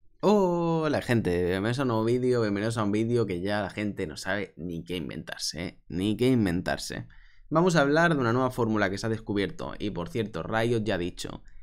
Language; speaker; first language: Spanish; native; Spanish